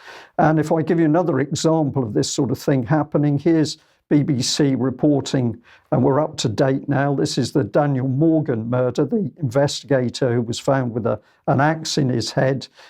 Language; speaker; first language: English; native; English